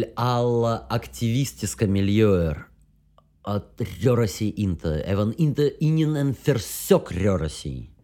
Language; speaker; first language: Swedish; non-native, fluent; Russian